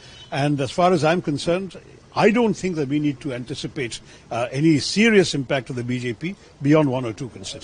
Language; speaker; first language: English; non-native, local second language; Malayalam